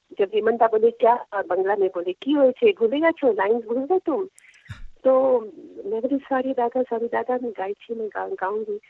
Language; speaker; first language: Hindi; non-native, local second language; Tamil